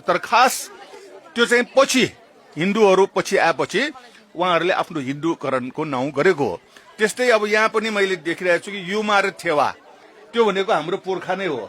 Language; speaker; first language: Nepali; non-native, local second language; Newari